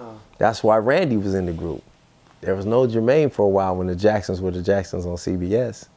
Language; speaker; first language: English; native; English